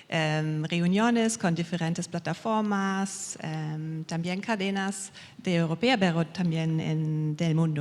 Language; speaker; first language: Spanish; non-native, learner; German